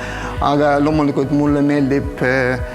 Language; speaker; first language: Estonian; non-native, local second language; Russian